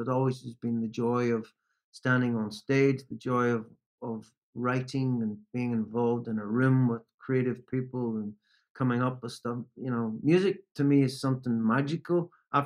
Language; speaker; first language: English; native; English